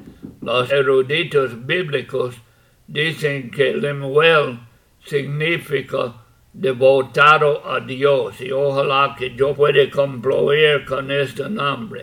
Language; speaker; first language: Spanish; non-native, fluent; English